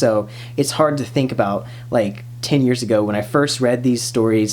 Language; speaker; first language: English; native; English